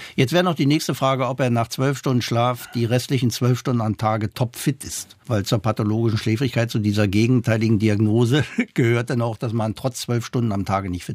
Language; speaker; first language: German; non-native, fluent; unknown